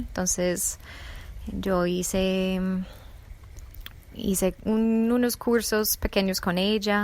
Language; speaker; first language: Spanish; non-native, fluent; English